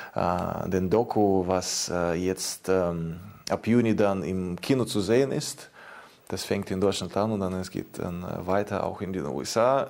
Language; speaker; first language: German; non-native, fluent; Ukrainian